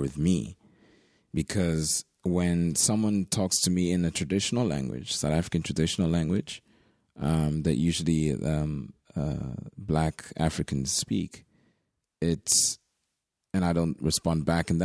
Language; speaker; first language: English; native; English